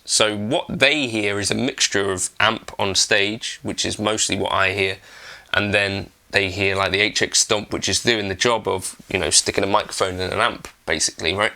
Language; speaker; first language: English; native; English